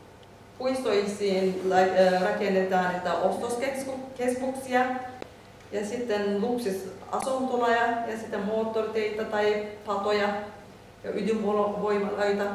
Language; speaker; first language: Finnish; non-native, learner; Turkish